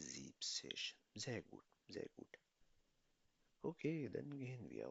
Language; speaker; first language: German; non-native, fluent; Urdu